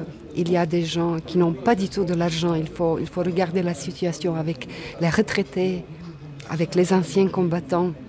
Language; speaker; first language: French; non-native, fluent; Bosnian